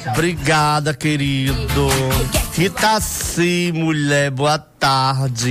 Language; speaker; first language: Portuguese; native; Portuguese